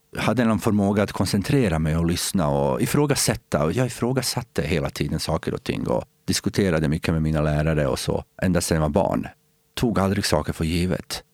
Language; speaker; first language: Swedish; non-native, fluent; Bosnian